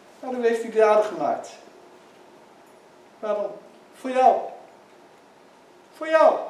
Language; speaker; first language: Dutch; native; Dutch